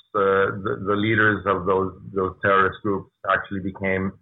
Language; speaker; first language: English; native; English